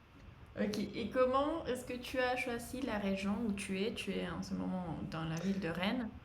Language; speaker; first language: French; non-native, fluent; Spanish